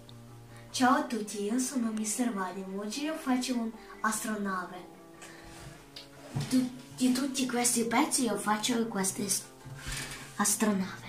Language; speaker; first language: Italian; early bilingual, other home language; Russian